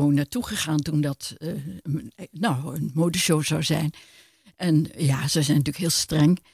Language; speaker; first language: Dutch; native; Dutch